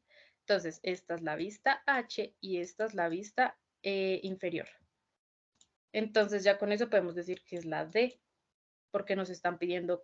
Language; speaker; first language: Spanish; native; Spanish